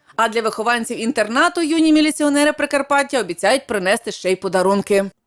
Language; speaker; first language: Ukrainian; native; Ukrainian